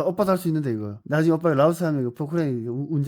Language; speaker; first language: Korean; native; Korean